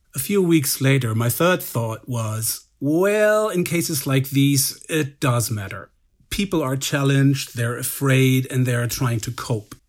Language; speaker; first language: English; non-native, fluent; German